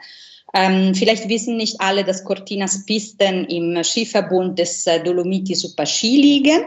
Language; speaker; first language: German; non-native, fluent; Italian